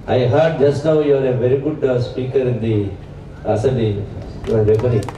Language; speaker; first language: English; non-native, local second language; Telugu